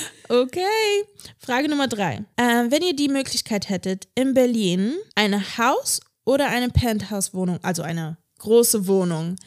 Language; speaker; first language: German; native; German